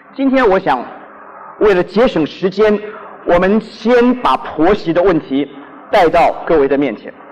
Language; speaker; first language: Chinese; non-native, local second language; Cantonese